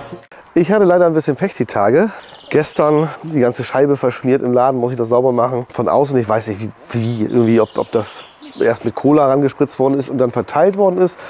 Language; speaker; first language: German; native; German